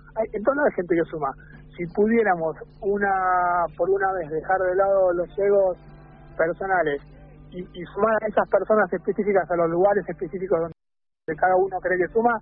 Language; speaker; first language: Spanish; native; Spanish